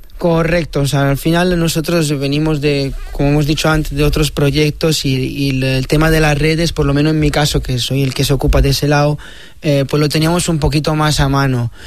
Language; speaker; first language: Spanish; non-native, fluent; Italian